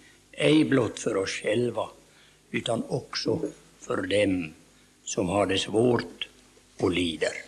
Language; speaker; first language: Swedish; native; Swedish